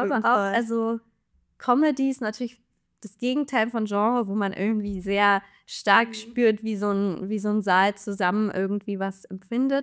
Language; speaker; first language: German; native; German